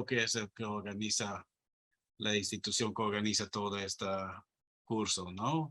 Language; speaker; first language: Spanish; non-native, fluent; Dutch